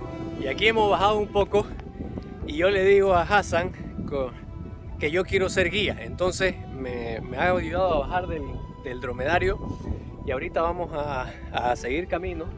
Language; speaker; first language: Spanish; native; Spanish